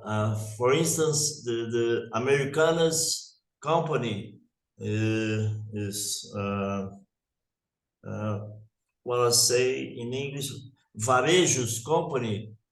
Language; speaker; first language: English; non-native, learner; Portuguese